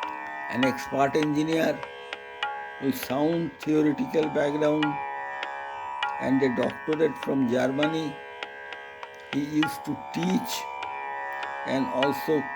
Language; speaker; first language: English; non-native, local second language; Bangla